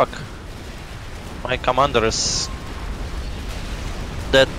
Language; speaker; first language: English; non-native, learner; Russian